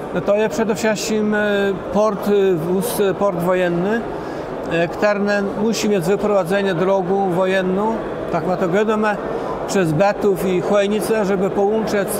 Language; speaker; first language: Polish; non-native, local second language; Kashubian